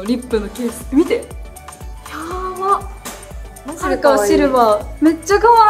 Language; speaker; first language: Japanese; native; Japanese